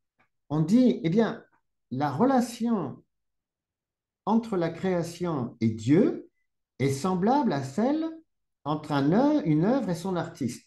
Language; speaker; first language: French; native; French